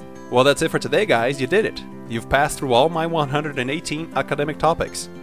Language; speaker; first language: English; non-native, fluent; Portuguese